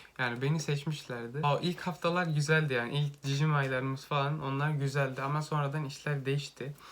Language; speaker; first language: Turkish; native; Turkish